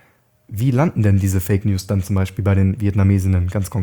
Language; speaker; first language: German; native; German